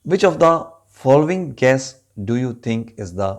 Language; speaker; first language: English; non-native, local second language; Punjabi